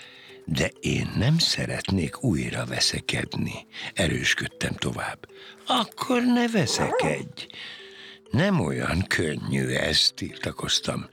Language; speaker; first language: Hungarian; native; Hungarian